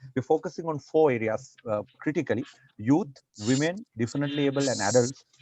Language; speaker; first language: English; non-native, local second language; Sinhala